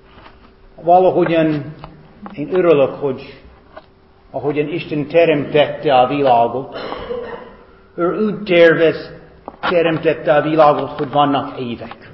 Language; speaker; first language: Hungarian; non-native, fluent; English